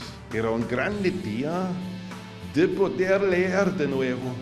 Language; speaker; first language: Spanish; non-native, fluent; German